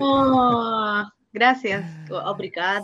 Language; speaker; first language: Portuguese; non-native, learner; Spanish